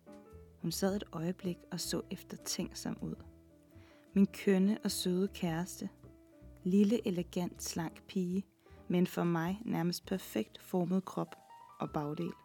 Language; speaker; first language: Danish; native; Danish